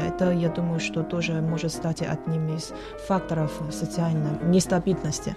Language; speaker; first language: Russian; non-native, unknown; Chinese